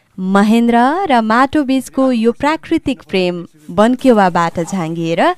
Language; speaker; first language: Nepali; native; Nepali